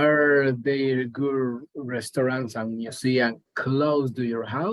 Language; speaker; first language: English; non-native, learner; Spanish